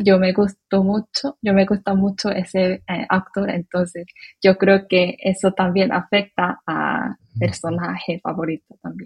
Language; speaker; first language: Spanish; non-native, fluent; Korean